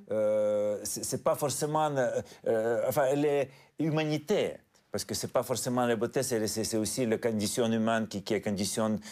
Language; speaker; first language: French; non-native, fluent; Russian